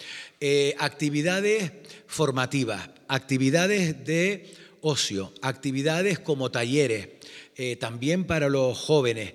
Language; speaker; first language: Spanish; native; Spanish